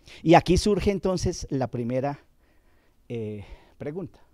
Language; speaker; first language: Spanish; native; Spanish